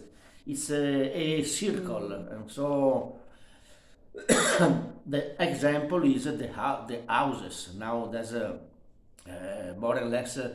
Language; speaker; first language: English; non-native, learner; Italian